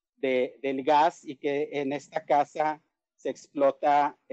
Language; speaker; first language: Spanish; native; Spanish